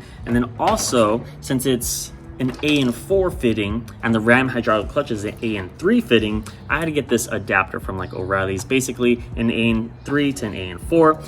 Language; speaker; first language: English; native; English